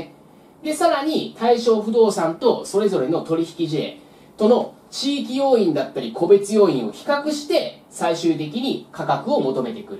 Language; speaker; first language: Japanese; native; Japanese